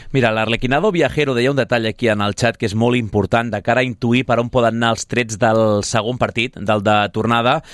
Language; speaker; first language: Catalan; native; Catalan